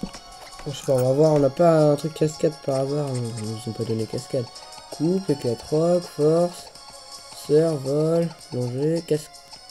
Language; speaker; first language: French; native; French